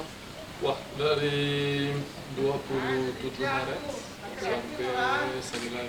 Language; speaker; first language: Indonesian; non-native, fluent; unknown